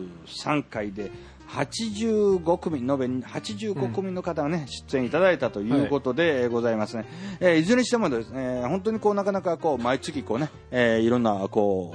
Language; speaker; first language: Japanese; native; Japanese